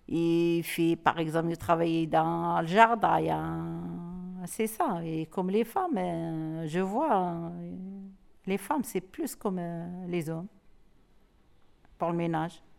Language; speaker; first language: French; non-native, learner; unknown